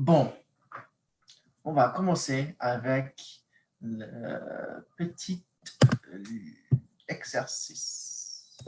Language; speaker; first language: French; non-native, fluent; English